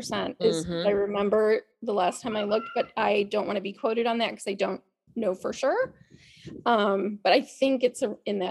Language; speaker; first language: English; native; English